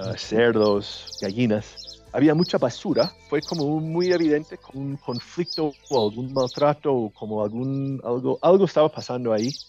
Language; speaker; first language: Spanish; non-native, fluent; English